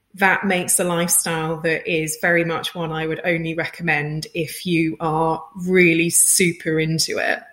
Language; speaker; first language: English; native; English